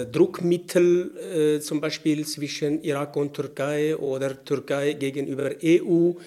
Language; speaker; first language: German; non-native, fluent; Arabic